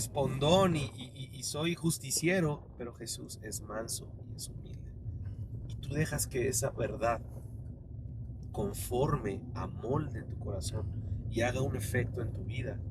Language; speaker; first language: Spanish; native; Spanish